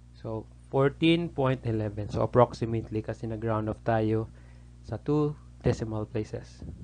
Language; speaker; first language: Filipino; native; Filipino